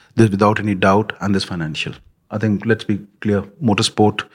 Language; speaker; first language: English; non-native, local second language; Punjabi